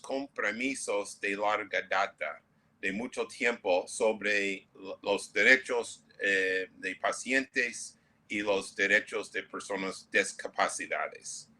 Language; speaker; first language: Spanish; non-native, fluent; English